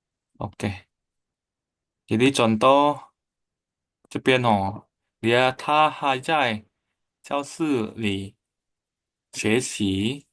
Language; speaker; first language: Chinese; non-native, fluent; Indonesian